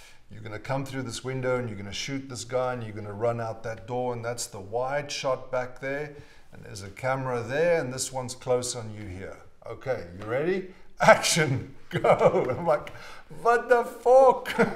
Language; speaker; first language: English; non-native, local second language; Afrikaans